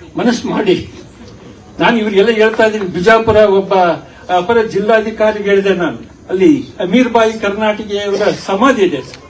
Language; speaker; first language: Kannada; native; Kannada